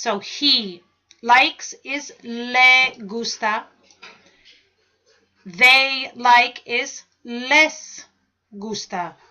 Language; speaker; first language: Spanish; non-native, fluent; English